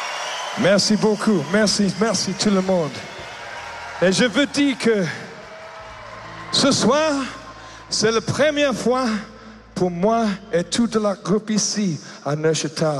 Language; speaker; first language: French; non-native, learner; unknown